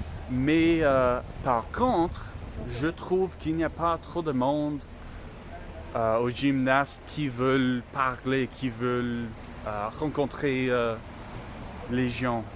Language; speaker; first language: French; non-native, learner; English